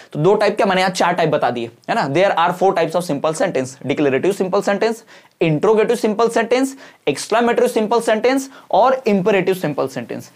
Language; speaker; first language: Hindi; non-native, local second language; Bhojpuri